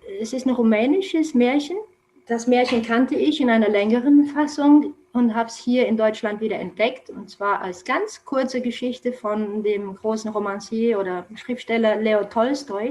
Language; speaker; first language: German; non-native, fluent; Romanian